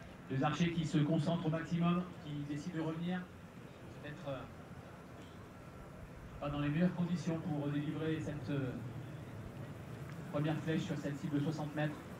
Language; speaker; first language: French; native; French